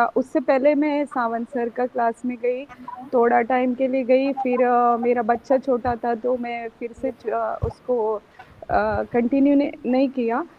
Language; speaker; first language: Hindi; non-native, local second language; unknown